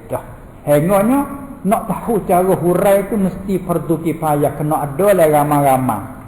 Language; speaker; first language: Malay; native; Malay